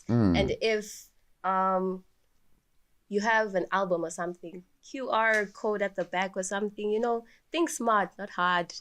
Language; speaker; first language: English; non-native, local second language; Swati